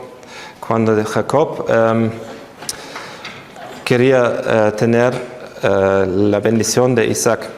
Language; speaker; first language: Spanish; non-native, fluent; German